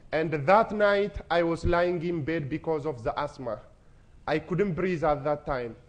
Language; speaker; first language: English; non-native, fluent; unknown